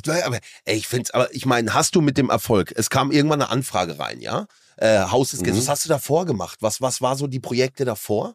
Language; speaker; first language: German; native; German